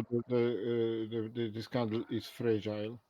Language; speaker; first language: English; non-native, learner; Polish